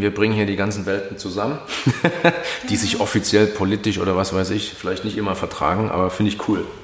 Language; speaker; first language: German; native; German